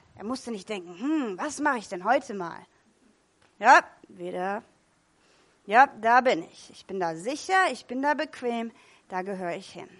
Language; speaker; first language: German; non-native, fluent; English